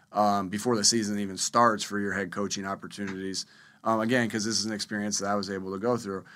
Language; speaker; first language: English; native; English